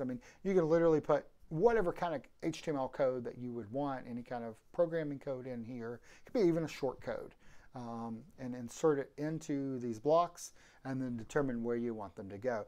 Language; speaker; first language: English; native; English